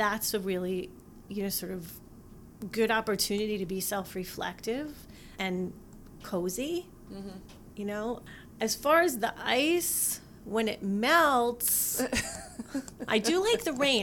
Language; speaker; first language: English; native; English